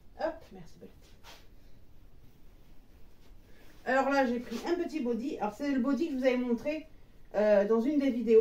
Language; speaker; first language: French; native; French